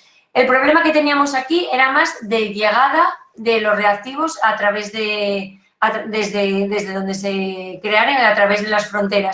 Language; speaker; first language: Spanish; native; Spanish